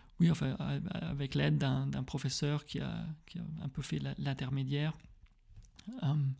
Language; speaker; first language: French; early bilingual, heritage; French